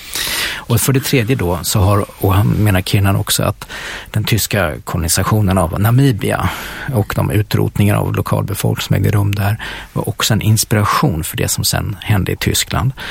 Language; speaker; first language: Swedish; native; Swedish